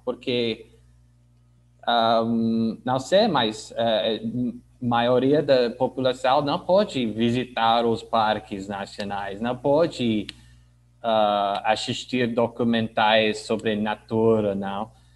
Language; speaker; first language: Portuguese; non-native, learner; English